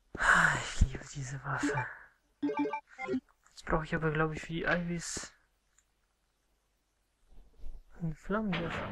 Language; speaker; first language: German; native; German